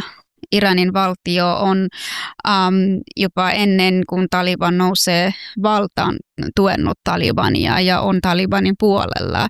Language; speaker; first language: Finnish; non-native, fluent; Persian